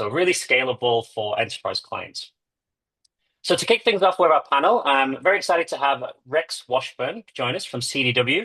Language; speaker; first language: English; native; English